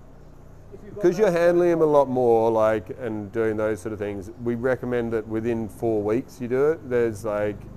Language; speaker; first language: English; native; English